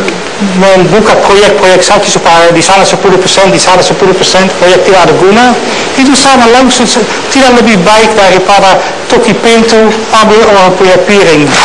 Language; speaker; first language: Indonesian; non-native, fluent; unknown